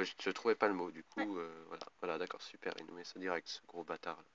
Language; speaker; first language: French; native; French